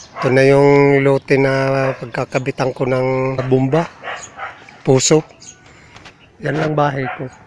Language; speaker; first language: Filipino; non-native, local second language; Cebuano